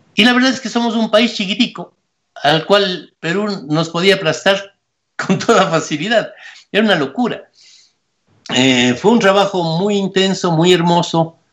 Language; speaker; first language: Spanish; native; Spanish